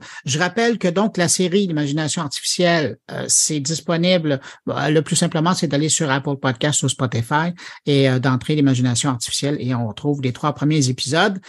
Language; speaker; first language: French; native; French